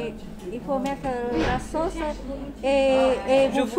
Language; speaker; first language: French; non-native, learner; Vietnamese